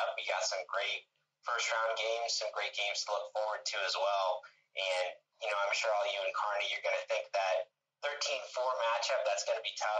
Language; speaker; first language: English; native; English